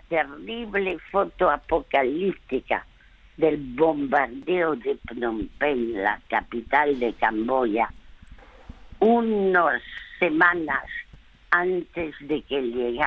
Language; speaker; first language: Spanish; early bilingual, other home language; French